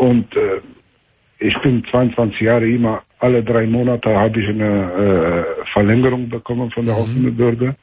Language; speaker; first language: German; early bilingual, other home language; Albanian